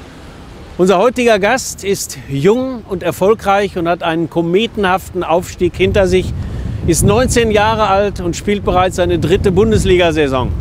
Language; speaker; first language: German; native; German